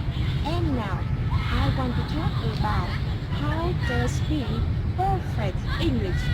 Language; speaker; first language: English; non-native, learner; Thai